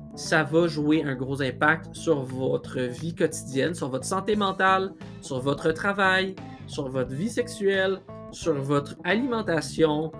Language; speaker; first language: French; native; French